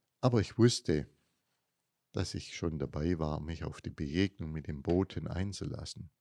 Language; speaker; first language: German; native; German